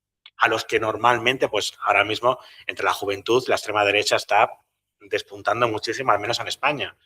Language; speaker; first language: Spanish; native; Spanish